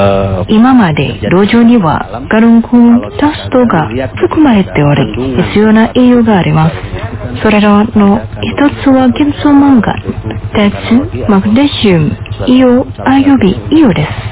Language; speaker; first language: Japanese; non-native, fluent; Indonesian